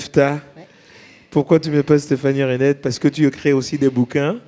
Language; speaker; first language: French; native; French